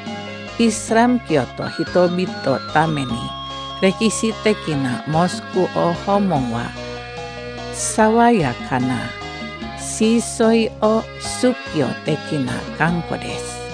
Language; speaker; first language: Japanese; non-native, fluent; Indonesian